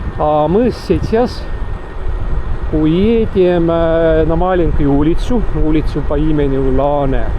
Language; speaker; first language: Russian; non-native, local second language; Estonian